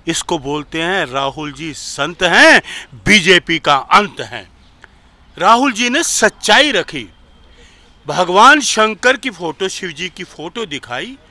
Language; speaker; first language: Hindi; native; Hindi